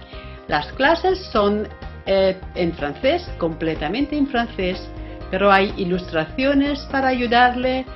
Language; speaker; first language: Spanish; non-native, fluent; Italian